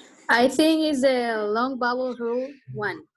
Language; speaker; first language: English; non-native, learner; Spanish